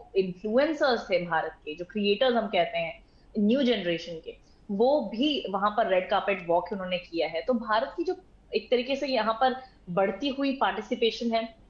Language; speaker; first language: Hindi; native; Hindi